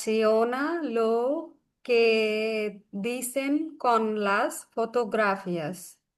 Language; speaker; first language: Spanish; non-native, learner; Bangla